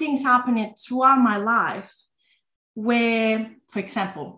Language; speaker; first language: English; non-native, fluent; Italian